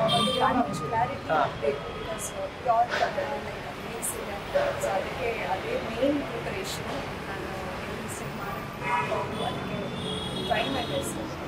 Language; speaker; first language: Kannada; non-native, local second language; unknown